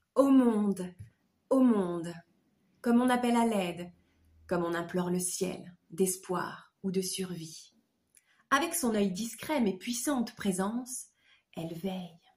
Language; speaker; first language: French; native; French